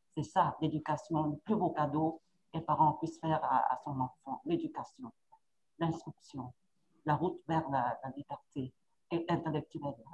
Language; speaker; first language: French; non-native, fluent; Vietnamese